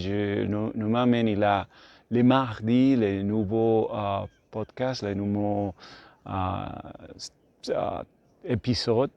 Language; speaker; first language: French; non-native, learner; Spanish